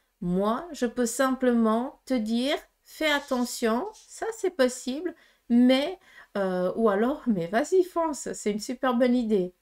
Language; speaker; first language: French; early bilingual, other home language; Portuguese